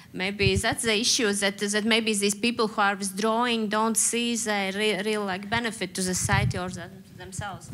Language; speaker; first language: English; non-native, fluent; Latvian